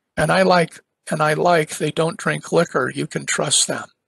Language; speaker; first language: English; native; English